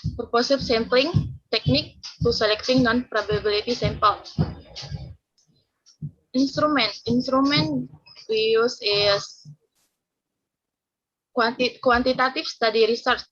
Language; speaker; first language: English; non-native, learner; Indonesian